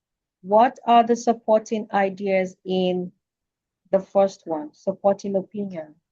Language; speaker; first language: English; non-native, fluent; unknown